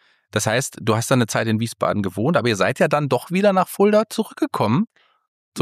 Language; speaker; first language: German; native; German